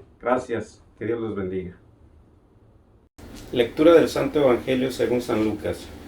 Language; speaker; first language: Spanish; native; Spanish